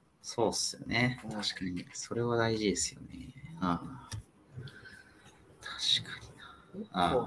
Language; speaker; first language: Japanese; native; Japanese